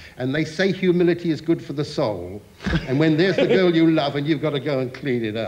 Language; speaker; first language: English; native; English